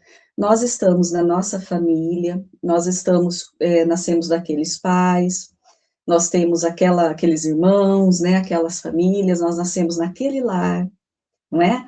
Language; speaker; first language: Portuguese; native; Portuguese